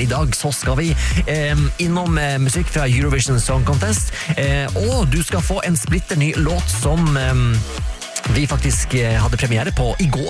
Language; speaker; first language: Norwegian; native; Norwegian